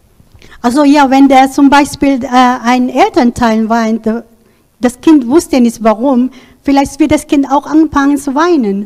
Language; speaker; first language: German; non-native, learner; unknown